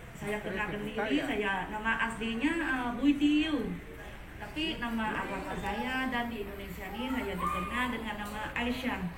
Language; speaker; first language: Indonesian; non-native, fluent; Vietnamese